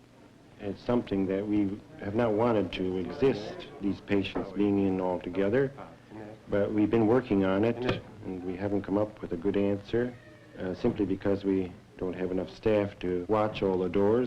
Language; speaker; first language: English; native; English